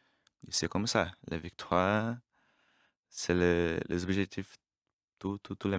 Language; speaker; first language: French; non-native, learner; Portuguese